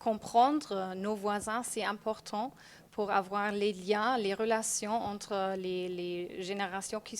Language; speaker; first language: French; non-native, fluent; German